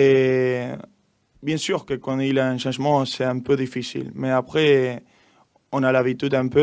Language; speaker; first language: French; non-native, learner; Spanish